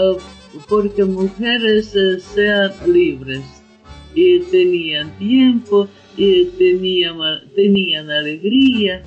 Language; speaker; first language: Spanish; non-native, learner; Ukrainian